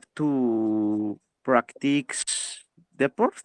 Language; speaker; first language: English; non-native, learner; Spanish